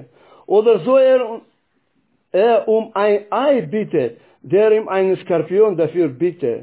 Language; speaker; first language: German; non-native, fluent; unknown